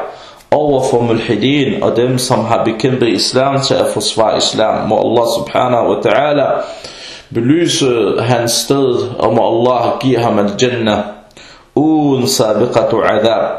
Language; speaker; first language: Danish; early bilingual, other home language; Arabic